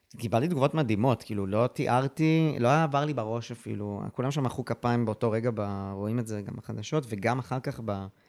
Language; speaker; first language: Hebrew; early bilingual, other home language; English